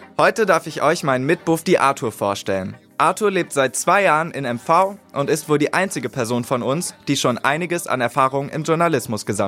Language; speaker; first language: German; native; German